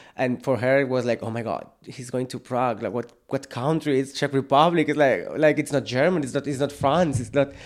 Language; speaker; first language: English; non-native, fluent; Spanish